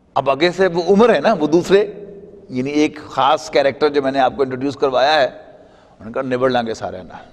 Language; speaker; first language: Urdu; non-native, local second language; Punjabi